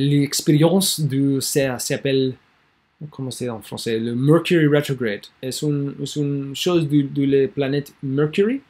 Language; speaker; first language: French; non-native, learner; English